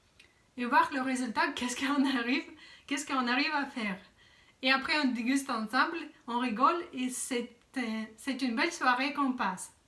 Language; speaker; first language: French; non-native, fluent; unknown